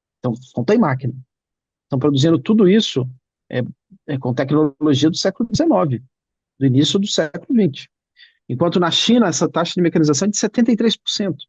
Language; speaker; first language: Portuguese; native; Portuguese